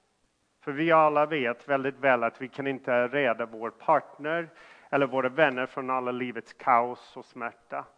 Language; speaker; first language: Swedish; non-native, fluent; English